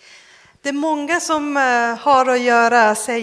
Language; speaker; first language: Swedish; non-native, fluent; Persian